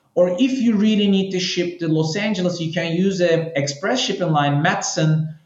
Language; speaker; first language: English; non-native, fluent; Turkish